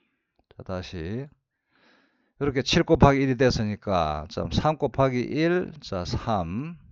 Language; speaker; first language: Korean; native; Korean